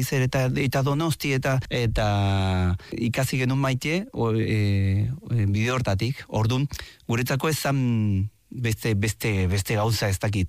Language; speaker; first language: Basque; non-native, fluent; Spanish